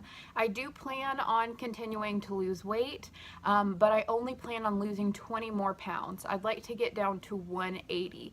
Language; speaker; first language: English; native; English